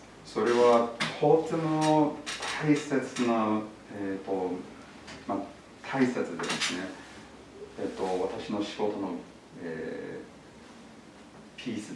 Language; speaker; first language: Japanese; non-native, learner; English